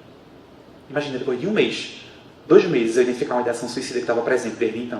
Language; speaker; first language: Portuguese; native; Portuguese